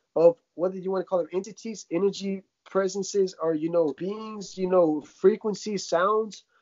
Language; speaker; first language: English; early bilingual, other home language; Russian